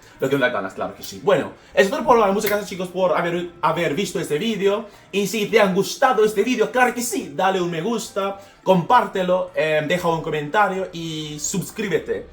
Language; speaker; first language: Spanish; non-native, fluent; English